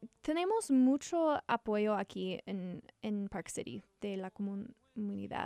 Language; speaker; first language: Spanish; non-native, learner; English